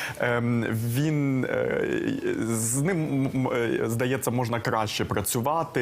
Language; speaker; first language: Ukrainian; early bilingual, heritage; Ukrainian